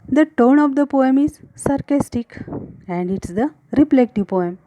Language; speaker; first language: English; non-native, local second language; Marathi